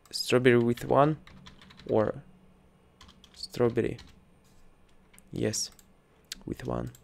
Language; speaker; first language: English; non-native, learner; Russian